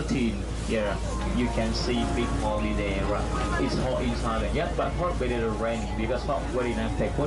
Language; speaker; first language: English; non-native, learner; Thai